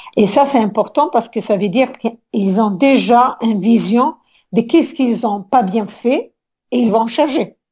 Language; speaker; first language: French; non-native, fluent; Italian